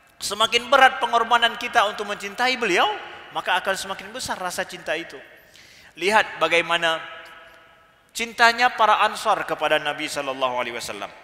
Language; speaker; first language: Malay; native; Malay